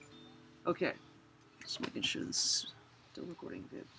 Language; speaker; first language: English; native; English